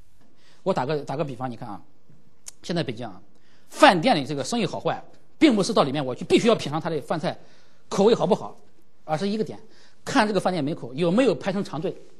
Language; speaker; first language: Chinese; native; Chinese